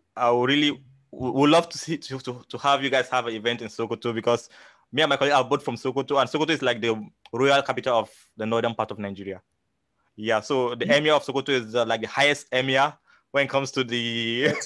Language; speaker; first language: English; non-native, local second language; Hausa